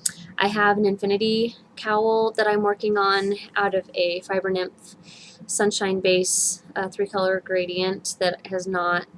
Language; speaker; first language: English; native; English